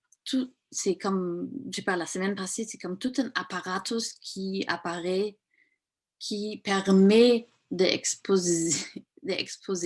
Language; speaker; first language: French; non-native, fluent; German